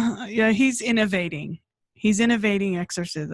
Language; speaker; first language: English; native; English